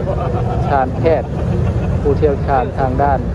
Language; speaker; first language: Thai; non-native, local second language; Lao